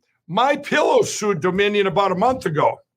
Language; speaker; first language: English; native; English